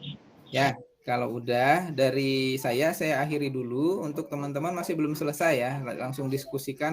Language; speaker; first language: Indonesian; native; Indonesian